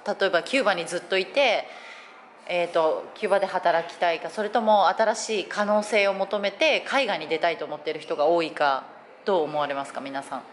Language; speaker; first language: Japanese; native; Japanese